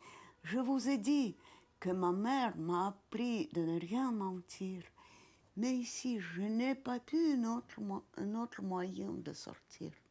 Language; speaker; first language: French; non-native, fluent; Russian